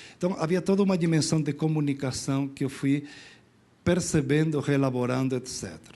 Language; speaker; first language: Portuguese; non-native, fluent; Spanish